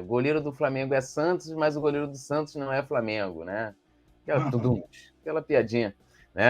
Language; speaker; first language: Portuguese; native; Portuguese